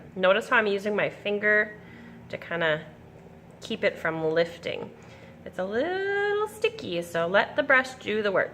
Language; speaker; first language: English; native; English